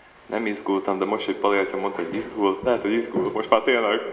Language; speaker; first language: Hungarian; early bilingual, heritage; Hungarian